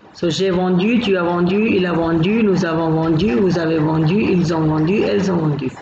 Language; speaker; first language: French; non-native, fluent; Gujarati